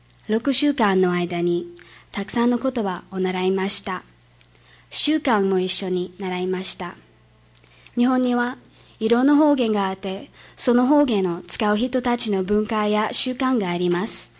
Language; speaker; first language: Japanese; non-native, fluent; English